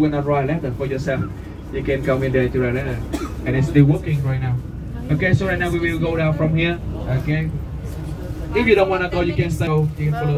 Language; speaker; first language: English; non-native, learner; Vietnamese